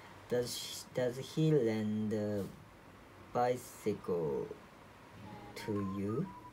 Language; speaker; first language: English; non-native, learner; Japanese